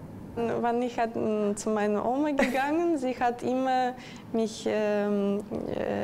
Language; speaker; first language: German; non-native, learner; Russian